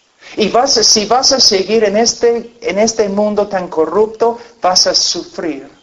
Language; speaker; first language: Spanish; non-native, fluent; English